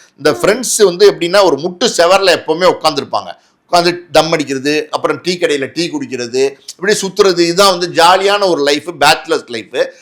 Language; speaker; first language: Tamil; native; Tamil